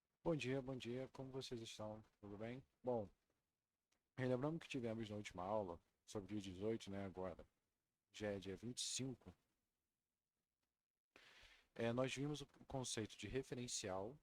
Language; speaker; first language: Portuguese; native; Portuguese